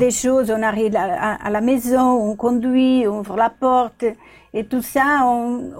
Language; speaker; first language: French; non-native, fluent; Portuguese